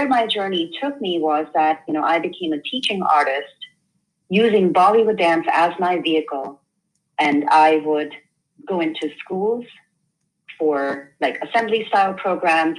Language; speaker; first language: English; non-native, local second language; Hindi